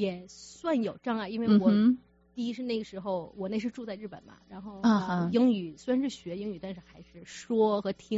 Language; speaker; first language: Chinese; native; Chinese